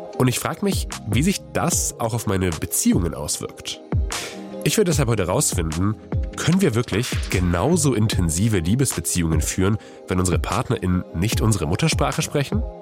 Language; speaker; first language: German; non-native, fluent; Polish